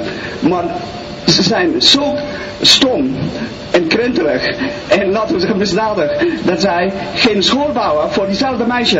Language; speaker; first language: Dutch; non-native, fluent; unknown